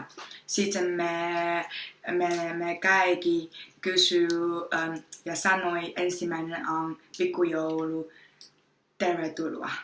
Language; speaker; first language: Finnish; non-native, learner; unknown